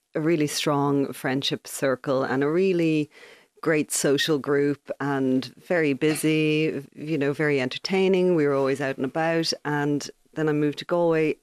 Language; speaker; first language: English; native; English